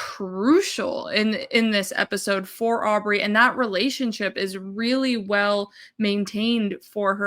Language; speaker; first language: English; native; English